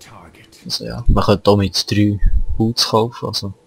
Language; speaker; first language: German; native; German